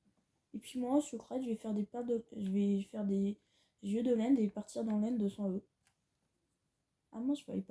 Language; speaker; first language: French; native; French